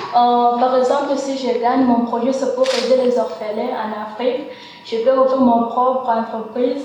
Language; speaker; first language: French; non-native, fluent; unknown